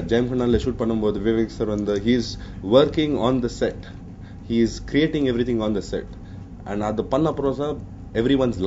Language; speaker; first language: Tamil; non-native, learner; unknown